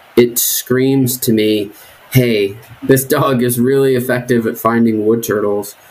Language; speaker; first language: English; native; English